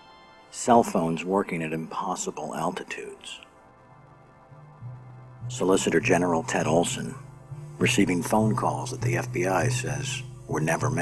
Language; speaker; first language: English; native; English